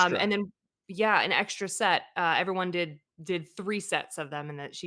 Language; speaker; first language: English; native; English